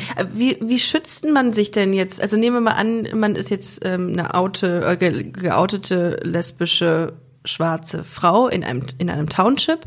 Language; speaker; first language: German; native; German